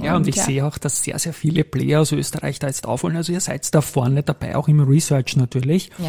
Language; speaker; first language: German; native; German